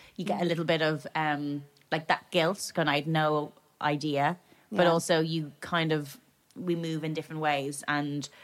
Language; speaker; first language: English; native; English